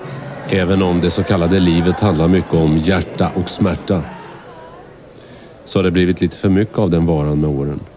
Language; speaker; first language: Swedish; native; Swedish